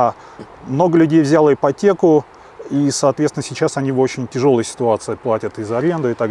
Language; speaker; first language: Russian; native; Russian